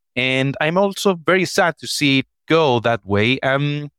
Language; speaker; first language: English; non-native, fluent; Spanish